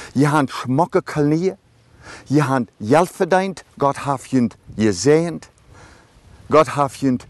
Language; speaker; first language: German; early bilingual, other home language; Low German